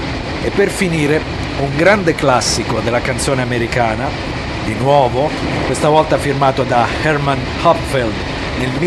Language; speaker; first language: Italian; native; Italian